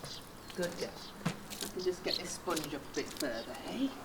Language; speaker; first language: English; native; English